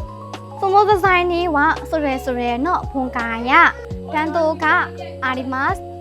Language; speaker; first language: Japanese; non-native, learner; Burmese